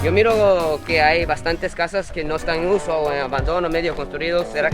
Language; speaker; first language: Spanish; non-native, fluent; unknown